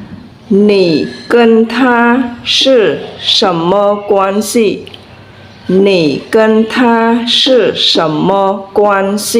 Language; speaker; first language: Chinese; non-native, fluent; Khmer